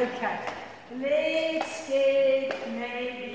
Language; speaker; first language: English; non-native, local second language; Afrikaans